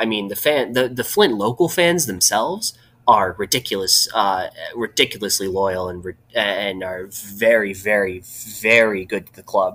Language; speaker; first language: English; native; English